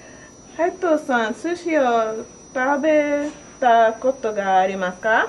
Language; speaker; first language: Japanese; non-native, learner; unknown